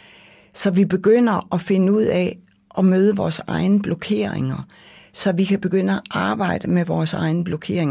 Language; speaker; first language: Danish; native; Danish